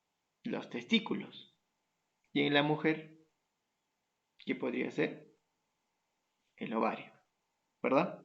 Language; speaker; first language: Spanish; native; Spanish